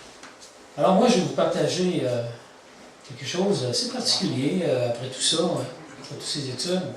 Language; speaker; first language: French; native; French